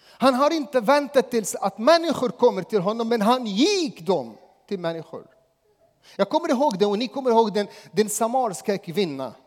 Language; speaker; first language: Swedish; non-native, fluent; Arabic